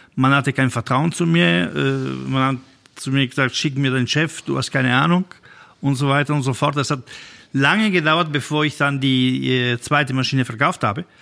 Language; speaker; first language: German; non-native, fluent; Italian